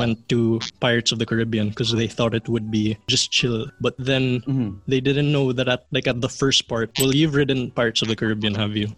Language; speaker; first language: English; non-native, local second language; Filipino